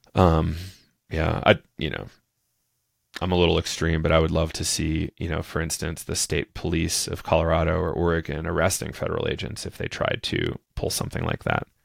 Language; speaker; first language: English; native; English